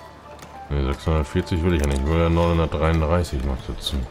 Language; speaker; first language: German; native; German